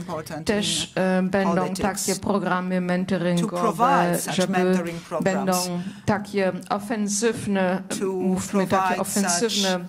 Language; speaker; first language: Polish; non-native, fluent; German